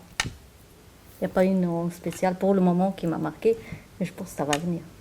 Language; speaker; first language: French; non-native, fluent; Portuguese